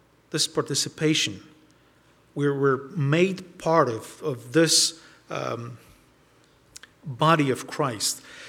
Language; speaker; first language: English; non-native, fluent; Romanian